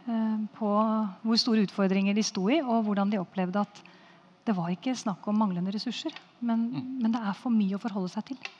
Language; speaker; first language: Norwegian; native; Norwegian